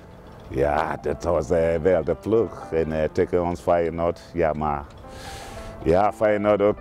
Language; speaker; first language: Dutch; non-native, fluent; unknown